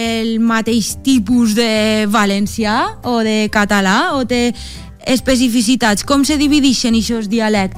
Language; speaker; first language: Catalan; native; Catalan